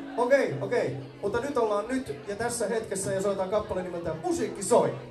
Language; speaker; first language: Finnish; native; Finnish